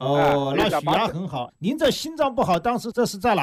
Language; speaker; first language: Chinese; native; Chinese